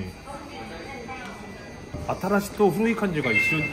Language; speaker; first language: Japanese; non-native, fluent; Korean